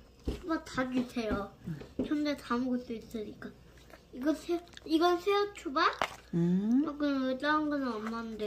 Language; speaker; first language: Korean; early bilingual, heritage; Korean